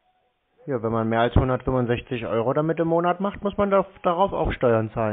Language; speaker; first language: German; native; German